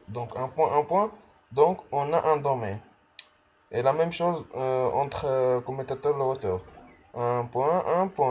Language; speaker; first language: French; non-native, local second language; Arabic